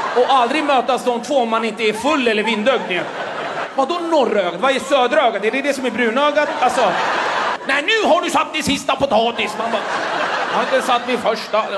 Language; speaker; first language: Swedish; non-native, fluent; Kurdish